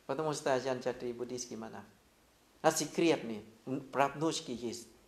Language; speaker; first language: Russian; non-native, fluent; Thai